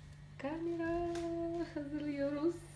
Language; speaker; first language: Turkish; non-native, learner; Russian